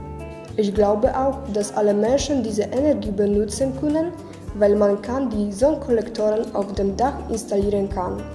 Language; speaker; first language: German; non-native, learner; Polish